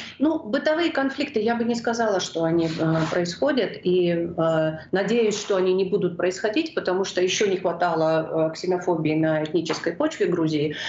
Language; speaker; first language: Russian; non-native, local second language; Georgian